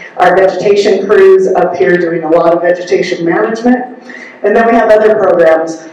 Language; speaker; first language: English; native; English